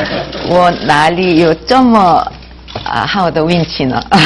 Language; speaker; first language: Chinese; non-native, learner; Korean